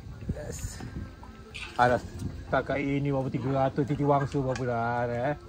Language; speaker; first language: Malay; native; Malay